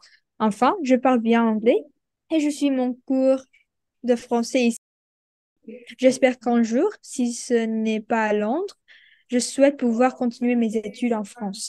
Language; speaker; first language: French; non-native, learner; Indonesian